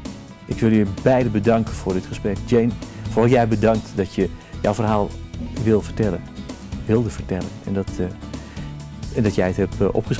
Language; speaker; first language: Dutch; native; Dutch